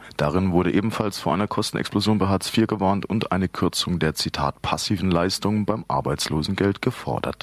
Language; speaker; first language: German; native; German